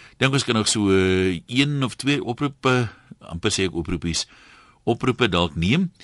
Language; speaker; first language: Afrikaans; native; Afrikaans